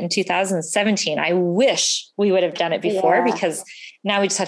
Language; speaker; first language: English; native; English